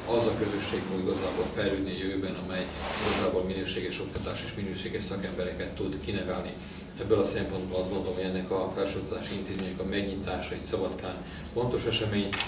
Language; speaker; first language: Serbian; non-native, local second language; Hungarian